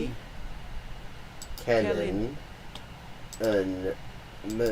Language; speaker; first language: Welsh; non-native, learner; English